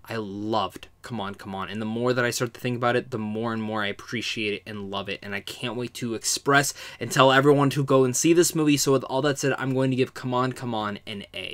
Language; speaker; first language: English; native; English